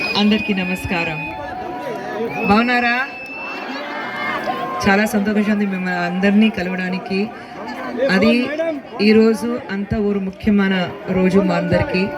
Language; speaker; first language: Telugu; non-native, local second language; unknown